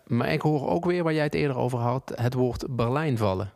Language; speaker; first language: Dutch; native; Dutch